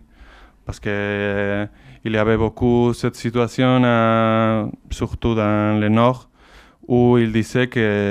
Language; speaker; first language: French; non-native, fluent; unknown